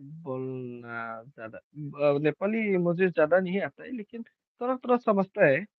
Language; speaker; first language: Hindi; non-native, local second language; Bodo